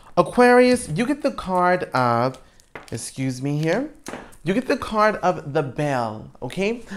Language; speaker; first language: English; native; English